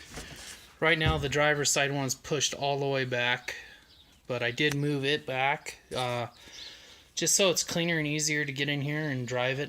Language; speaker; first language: English; native; English